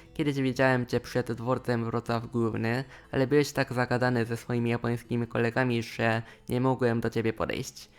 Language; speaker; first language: Polish; non-native, fluent; Japanese